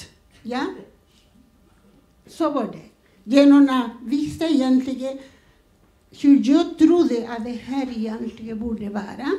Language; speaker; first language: Swedish; non-native, fluent; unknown